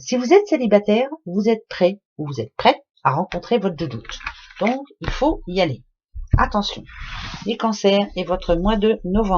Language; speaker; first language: French; native; French